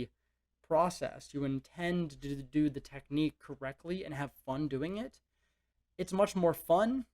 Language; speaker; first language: English; native; English